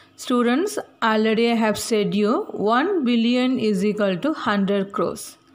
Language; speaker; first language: English; non-native, local second language; Tamil